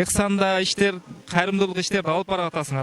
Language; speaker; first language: Kyrgyz; native; Kyrgyz